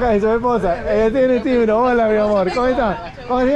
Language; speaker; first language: Spanish; non-native, learner; English